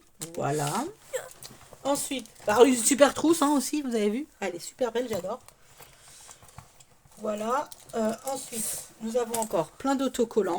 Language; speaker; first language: French; native; French